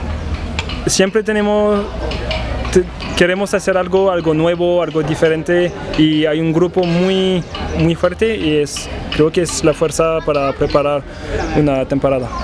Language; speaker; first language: Spanish; non-native, fluent; French